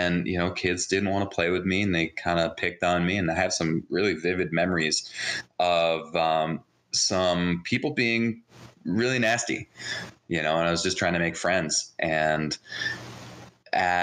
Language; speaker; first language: English; early bilingual, other home language; Hebrew